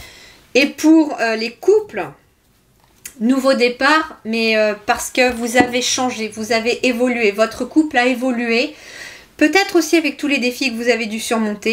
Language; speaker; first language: French; native; French